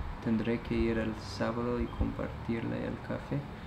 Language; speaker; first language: Spanish; non-native, fluent; English